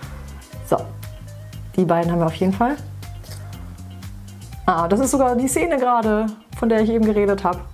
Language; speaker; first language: German; native; German